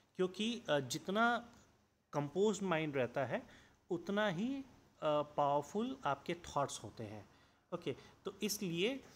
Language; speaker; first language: Hindi; non-native, local second language; Assamese